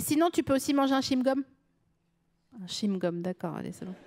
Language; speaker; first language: French; native; French